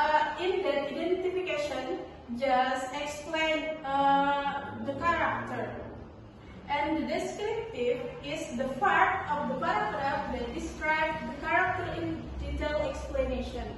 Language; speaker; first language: English; non-native, learner; Indonesian